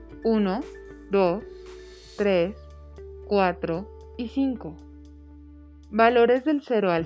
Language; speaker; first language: Spanish; native; Spanish